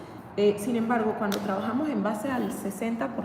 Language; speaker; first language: Spanish; native; Spanish